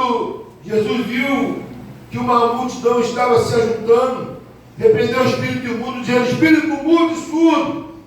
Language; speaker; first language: Portuguese; native; Portuguese